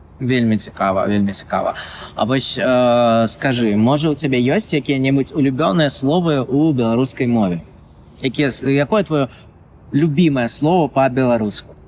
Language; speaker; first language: Belarusian; native; Belarusian